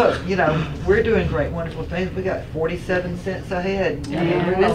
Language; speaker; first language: English; native; English